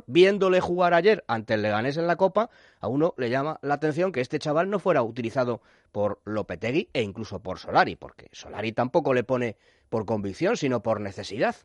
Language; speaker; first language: Spanish; native; Spanish